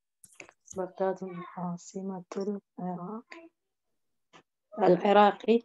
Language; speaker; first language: Arabic; non-native, learner; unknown